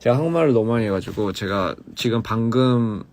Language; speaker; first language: Korean; early bilingual, other home language; English